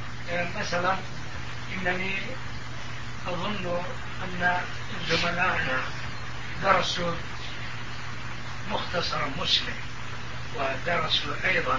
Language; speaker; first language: Arabic; non-native, fluent; Turkish